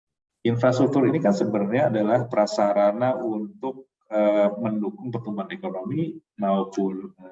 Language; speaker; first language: Indonesian; native; Indonesian